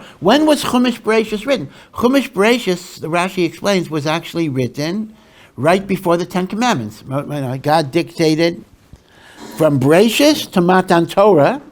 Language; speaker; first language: English; native; English